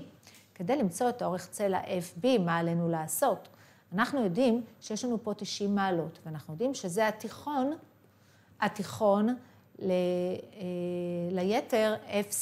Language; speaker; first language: Hebrew; native; Hebrew